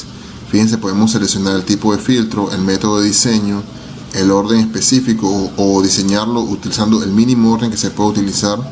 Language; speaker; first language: Spanish; native; Spanish